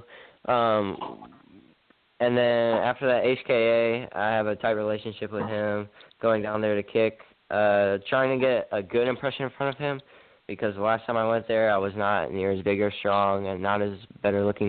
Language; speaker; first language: English; native; English